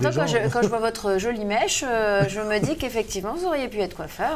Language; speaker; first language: French; native; French